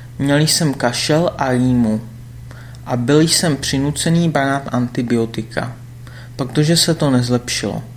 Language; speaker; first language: Czech; non-native, fluent; German